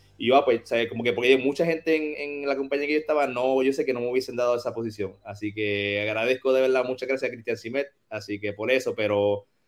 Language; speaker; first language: Spanish; native; Spanish